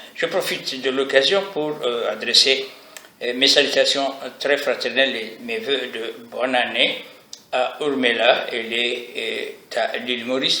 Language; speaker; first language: French; non-native, local second language; Arabic